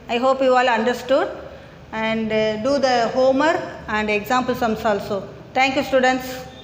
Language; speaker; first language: English; non-native, local second language; Tamil